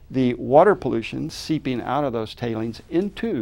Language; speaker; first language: English; native; English